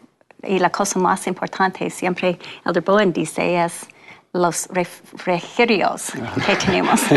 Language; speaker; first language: Spanish; non-native, fluent; English